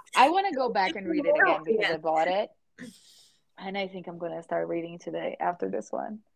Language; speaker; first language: English; non-native, fluent; Portuguese